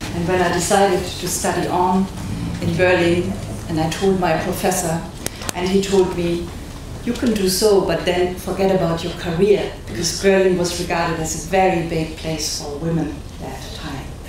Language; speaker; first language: English; non-native, fluent; German